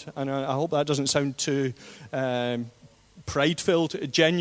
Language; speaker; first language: English; native; English